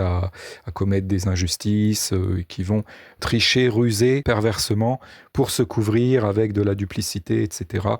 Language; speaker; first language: French; native; French